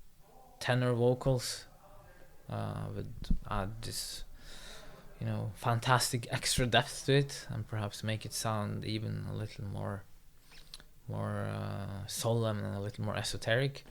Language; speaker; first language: English; non-native, fluent; Norwegian